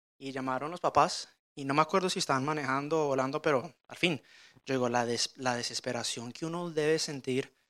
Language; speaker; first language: Spanish; early bilingual, heritage; Spanish